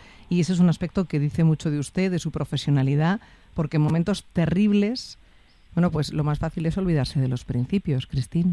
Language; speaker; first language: Spanish; native; Spanish